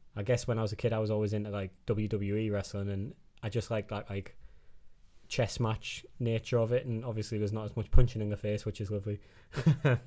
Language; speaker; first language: English; native; English